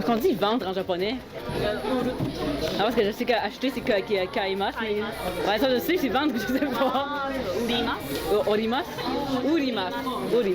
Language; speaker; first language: French; native; French